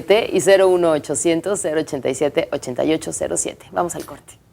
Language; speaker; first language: Spanish; native; Spanish